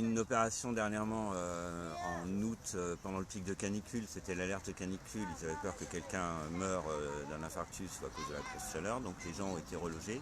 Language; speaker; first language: French; native; French